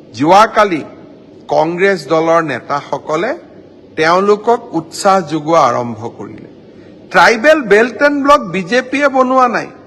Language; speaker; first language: Assamese; native; Assamese